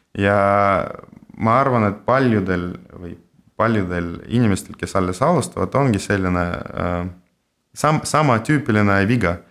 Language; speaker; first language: Estonian; non-native, local second language; Russian